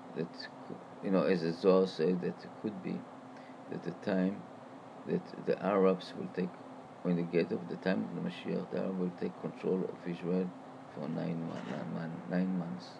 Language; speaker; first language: English; non-native, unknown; Hebrew